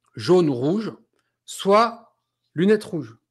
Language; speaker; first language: French; native; French